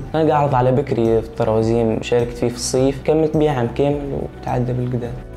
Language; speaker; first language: Arabic; native; Arabic